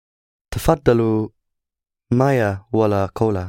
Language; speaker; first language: Arabic; non-native, learner; English